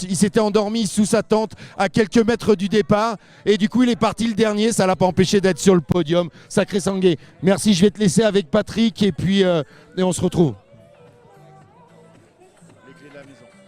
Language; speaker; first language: French; native; French